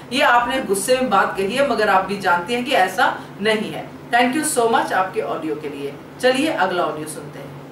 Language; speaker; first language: Hindi; native; Hindi